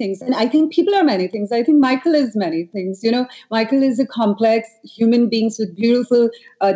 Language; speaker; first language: English; non-native, local second language; Hindi